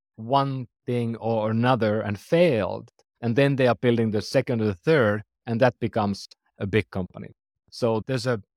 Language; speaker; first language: English; non-native, fluent; Finnish